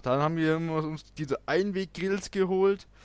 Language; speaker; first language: German; native; German